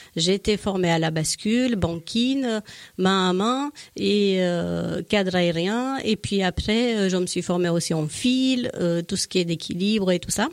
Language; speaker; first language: French; native; French